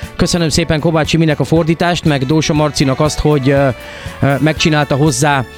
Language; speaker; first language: Hungarian; native; Hungarian